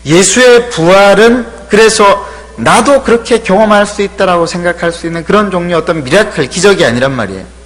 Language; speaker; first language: Korean; native; Korean